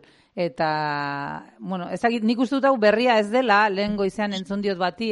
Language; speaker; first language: Basque; native; Basque